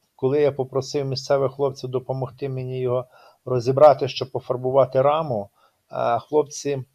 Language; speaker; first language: Ukrainian; native; Ukrainian